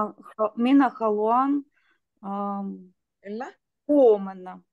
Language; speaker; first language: Finnish; non-native, learner; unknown